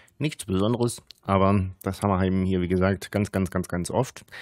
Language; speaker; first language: German; native; German